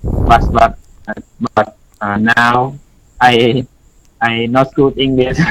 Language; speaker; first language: English; non-native, learner; Thai